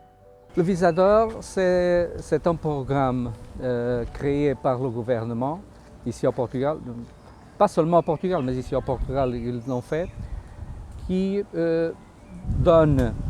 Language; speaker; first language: French; non-native, fluent; Portuguese